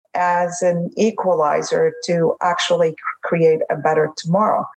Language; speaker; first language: English; non-native, fluent; Arabic